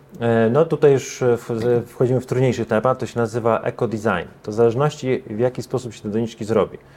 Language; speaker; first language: Polish; native; Polish